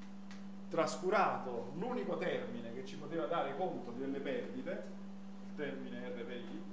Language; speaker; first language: Italian; native; Italian